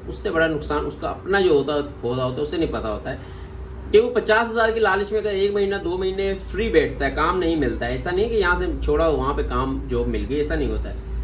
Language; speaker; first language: Urdu; non-native, local second language; Punjabi